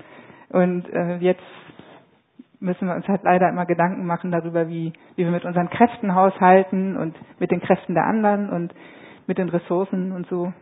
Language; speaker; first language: German; native; German